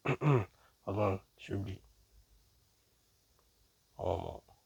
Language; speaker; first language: French; non-native, learner; English